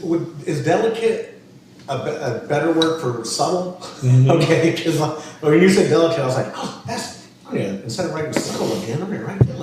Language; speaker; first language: English; native; English